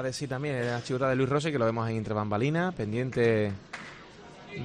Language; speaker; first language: Spanish; native; Spanish